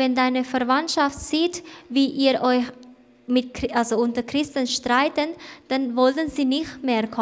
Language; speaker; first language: German; non-native, fluent; Thai